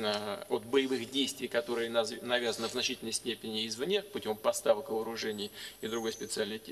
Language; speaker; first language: Russian; native; Russian